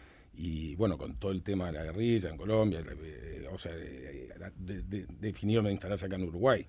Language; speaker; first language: Spanish; native; Spanish